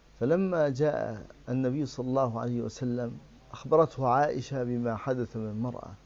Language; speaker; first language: Arabic; native; Arabic